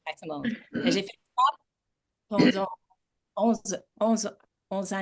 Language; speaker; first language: French; non-native, learner; English